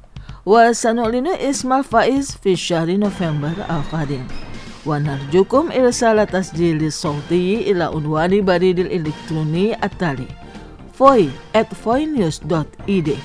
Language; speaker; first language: Arabic; non-native, fluent; Indonesian